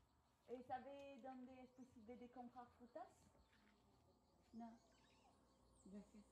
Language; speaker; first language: Spanish; non-native, learner; French